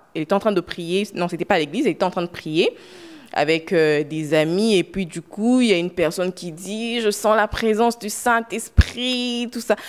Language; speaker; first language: French; non-native, local second language; Lingala